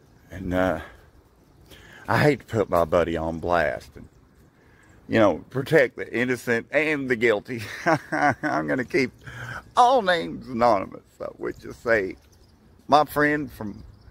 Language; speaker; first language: English; native; English